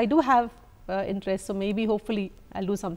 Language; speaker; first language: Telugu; non-native, local second language; Malayalam